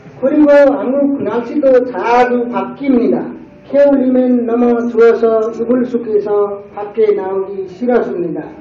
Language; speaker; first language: Korean; non-native, learner; Nepali